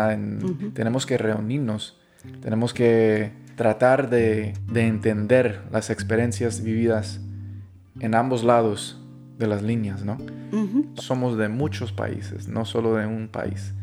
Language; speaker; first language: Spanish; early bilingual, heritage; Spanish